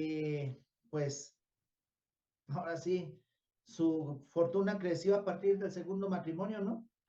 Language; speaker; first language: Spanish; native; Spanish